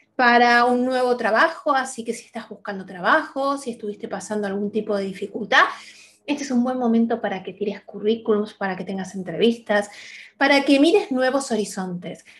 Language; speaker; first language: Spanish; native; Spanish